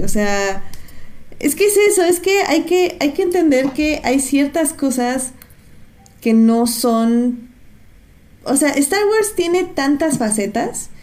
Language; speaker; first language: Spanish; native; Spanish